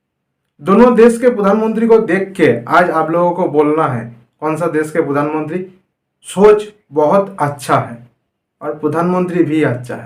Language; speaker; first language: Hindi; non-native, fluent; Bangla